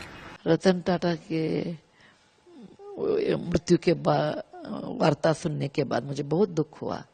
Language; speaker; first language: Hindi; non-native, local second language; Kannada